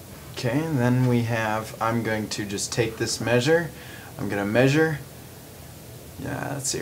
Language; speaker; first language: English; native; English